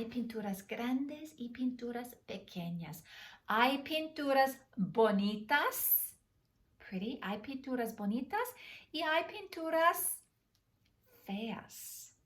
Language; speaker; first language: Spanish; non-native, fluent; English